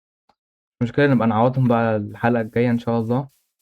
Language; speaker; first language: Arabic; native; Arabic